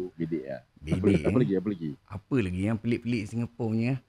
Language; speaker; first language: Malay; native; Malay